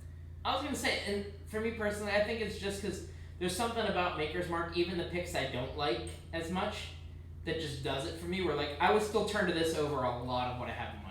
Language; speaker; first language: English; native; English